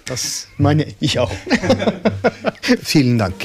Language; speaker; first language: German; non-native, learner; Norwegian